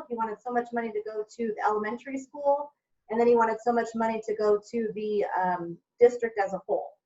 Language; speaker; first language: English; native; English